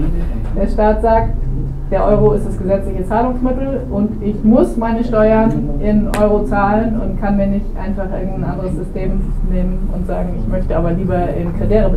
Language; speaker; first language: German; native; German